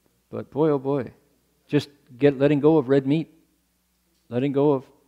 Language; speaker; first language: English; native; English